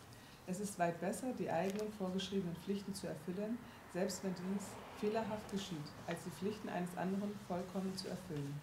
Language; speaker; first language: German; native; German